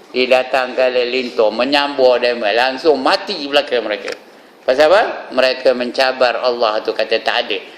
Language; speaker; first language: Malay; native; Malay